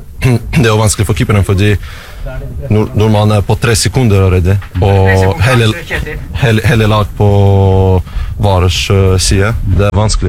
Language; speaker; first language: Norwegian; non-native, learner; Russian